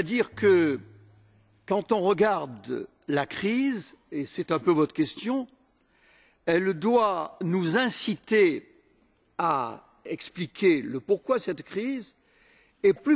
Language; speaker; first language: French; native; French